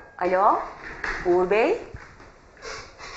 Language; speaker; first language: Turkish; native; Turkish